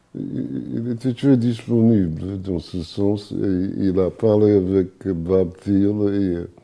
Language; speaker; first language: French; non-native, fluent; English